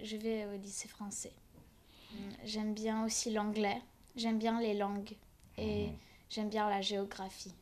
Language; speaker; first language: French; early bilingual, other home language; Polish